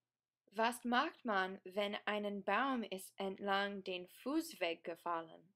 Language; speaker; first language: German; non-native, learner; English